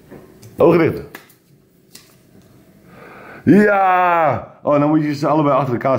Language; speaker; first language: Dutch; native; Dutch